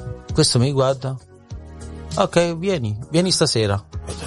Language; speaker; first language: Italian; early bilingual, heritage; Italian